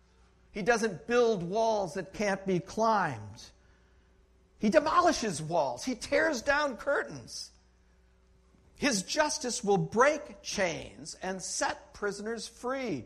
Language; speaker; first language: English; native; English